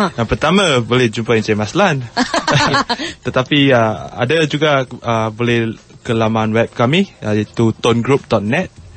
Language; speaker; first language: Malay; non-native, local second language; Chinese